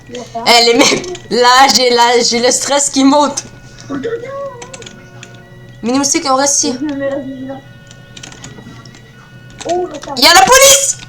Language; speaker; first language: French; native; French